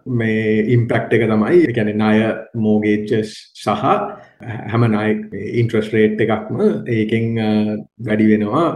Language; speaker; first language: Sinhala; non-native, local second language; Tamil